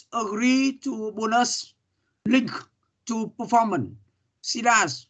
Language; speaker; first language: English; non-native, learner; Vietnamese